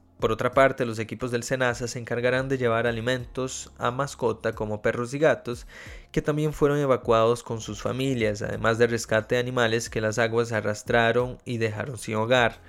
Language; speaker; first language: Spanish; non-native, fluent; Portuguese